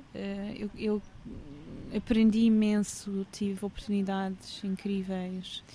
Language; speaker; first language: Portuguese; early bilingual, heritage; English